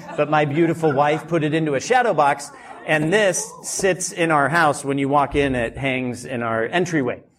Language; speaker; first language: English; native; English